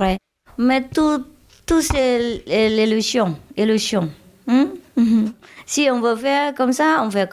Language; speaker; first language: French; non-native, learner; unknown